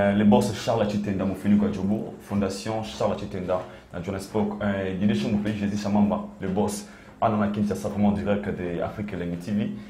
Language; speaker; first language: French; non-native, local second language; Lingala